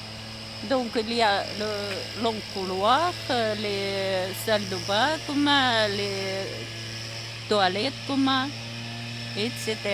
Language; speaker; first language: French; non-native, learner; Russian